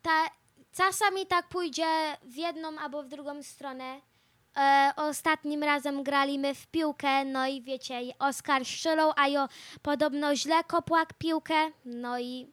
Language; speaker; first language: Polish; early bilingual, heritage; Polish